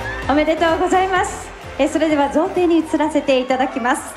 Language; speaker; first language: Japanese; native; Japanese